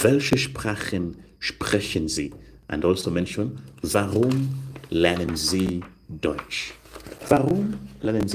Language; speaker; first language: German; non-native, learner; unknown